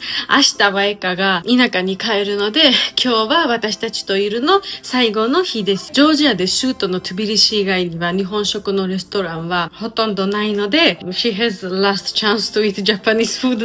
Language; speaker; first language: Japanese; non-native, learner; Georgian